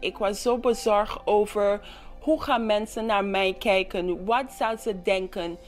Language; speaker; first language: Dutch; non-native, local second language; English